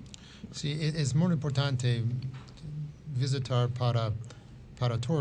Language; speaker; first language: Spanish; non-native, learner; English